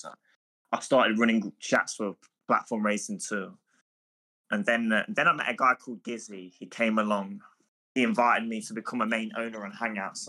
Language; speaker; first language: English; native; English